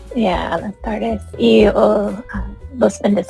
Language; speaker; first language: Spanish; non-native, learner; English